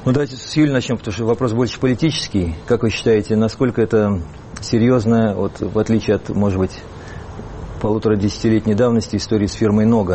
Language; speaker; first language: Russian; native; Russian